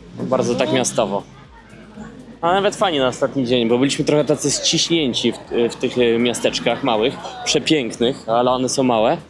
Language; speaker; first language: Polish; native; Polish